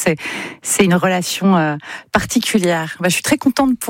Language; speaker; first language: French; native; French